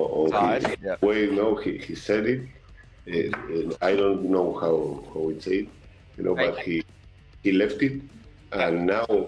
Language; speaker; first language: English; non-native, learner; Spanish